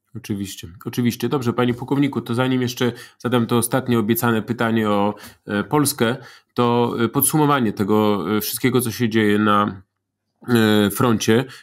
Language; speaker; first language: Polish; native; Polish